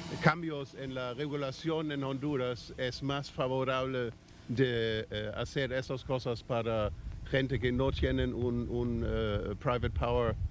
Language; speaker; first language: Spanish; non-native, fluent; German